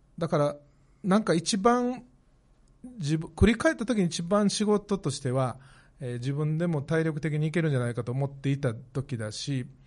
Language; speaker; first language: Japanese; native; Japanese